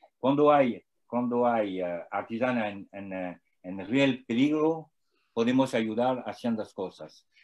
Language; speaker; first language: Spanish; non-native, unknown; French